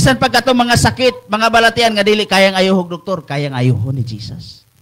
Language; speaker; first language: Cebuano; native; Cebuano